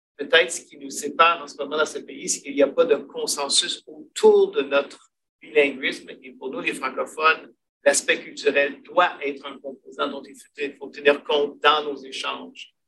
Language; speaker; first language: French; native; French